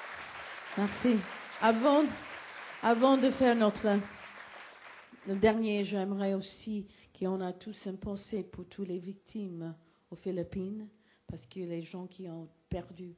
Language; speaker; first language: French; non-native, fluent; English